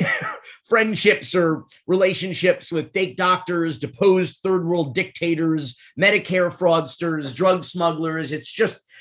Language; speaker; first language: English; native; English